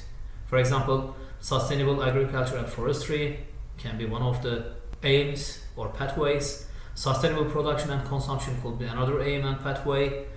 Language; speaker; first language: English; non-native, fluent; Turkish